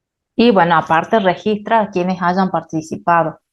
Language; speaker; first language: Spanish; native; Spanish